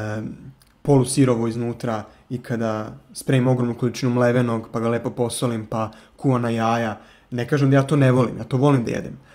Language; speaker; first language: Serbian; native; Serbian